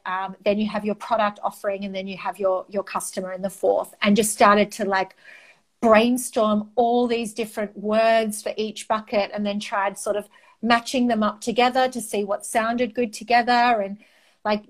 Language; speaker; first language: English; non-native, local second language; Greek